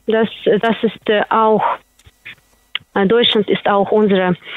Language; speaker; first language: German; non-native, learner; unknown